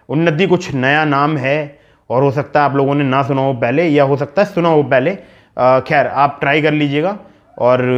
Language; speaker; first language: Hindi; native; Hindi